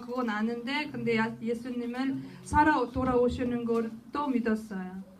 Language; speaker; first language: Korean; non-native, learner; Russian